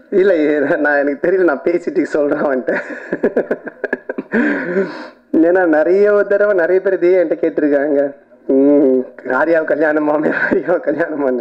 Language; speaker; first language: Tamil; native; Tamil